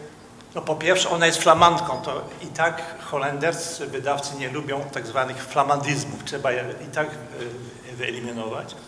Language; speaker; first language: Polish; non-native, fluent; Dutch